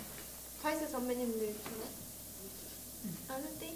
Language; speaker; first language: Korean; early bilingual, heritage; Korean